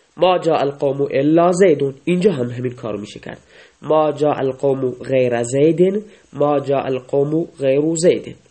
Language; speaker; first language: Persian; native; Persian